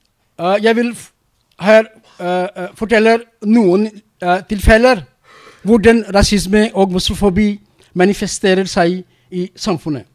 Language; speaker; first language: Norwegian; non-native, learner; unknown